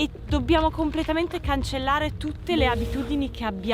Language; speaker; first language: Italian; native; Italian